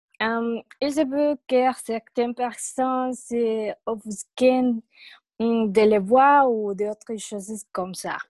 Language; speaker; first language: French; non-native, learner; Spanish